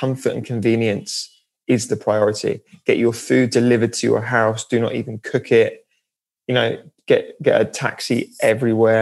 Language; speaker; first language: English; native; English